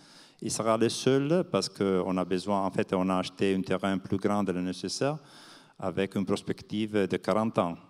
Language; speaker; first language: French; non-native, fluent; Italian